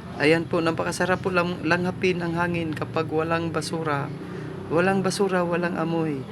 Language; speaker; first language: Filipino; native; Filipino